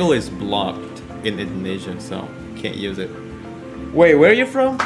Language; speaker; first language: English; non-native, fluent; Indonesian